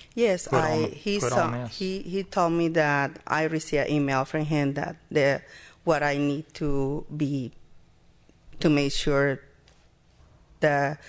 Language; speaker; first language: English; non-native, learner; Spanish